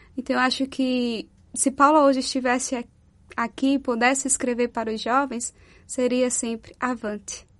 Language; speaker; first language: Portuguese; native; Portuguese